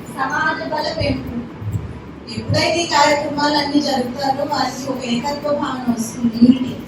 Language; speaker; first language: Telugu; native; Telugu